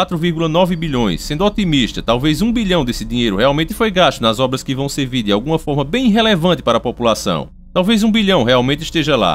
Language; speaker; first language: Portuguese; native; Portuguese